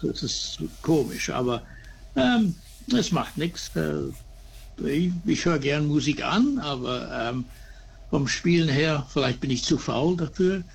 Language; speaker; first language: German; early bilingual, heritage; German